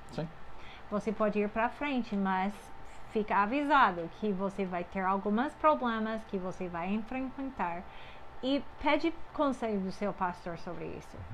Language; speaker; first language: Portuguese; non-native, fluent; English